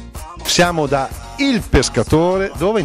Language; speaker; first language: Italian; native; Italian